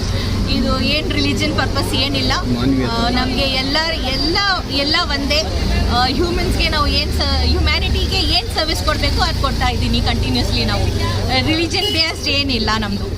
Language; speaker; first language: Kannada; non-native, local second language; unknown